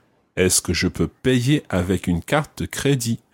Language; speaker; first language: French; non-native, fluent; English